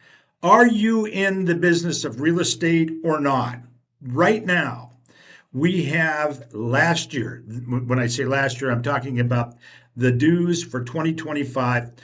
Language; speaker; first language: English; native; English